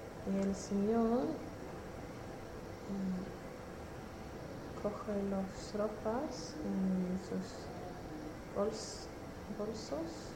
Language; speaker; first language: Spanish; non-native, learner; Swedish